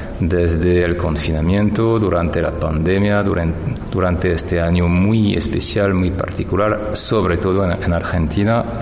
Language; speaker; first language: Spanish; non-native, fluent; French